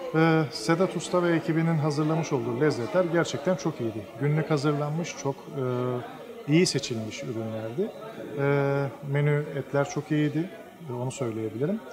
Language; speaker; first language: Turkish; native; Turkish